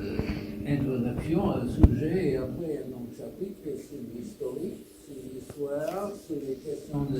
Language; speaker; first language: French; non-native, fluent; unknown